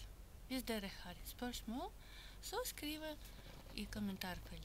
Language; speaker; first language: Norwegian; non-native, learner; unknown